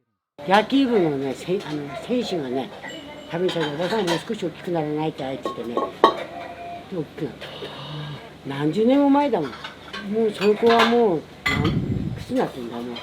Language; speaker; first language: Japanese; native; Japanese